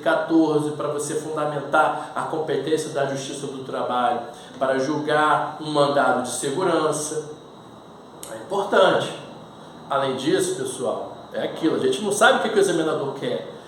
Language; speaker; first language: Portuguese; native; Portuguese